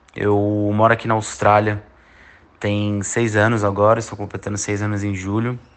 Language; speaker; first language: Portuguese; native; Portuguese